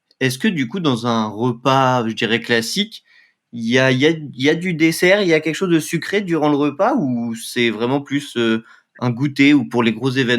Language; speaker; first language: French; native; French